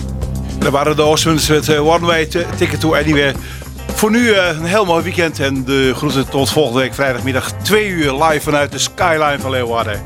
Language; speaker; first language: Dutch; native; Dutch